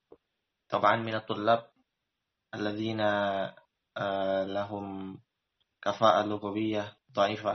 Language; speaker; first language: Arabic; non-native, fluent; Indonesian